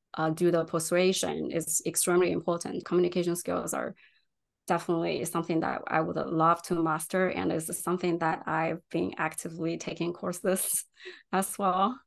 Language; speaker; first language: English; non-native, fluent; Chinese